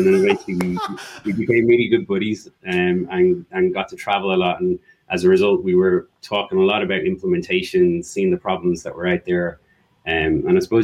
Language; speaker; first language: English; native; English